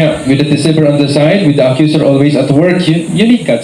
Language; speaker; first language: English; non-native, local second language; Filipino